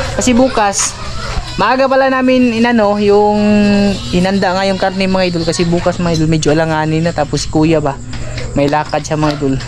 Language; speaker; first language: Filipino; non-native, local second language; Cebuano